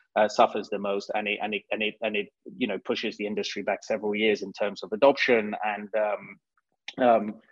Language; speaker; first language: English; non-native, fluent; French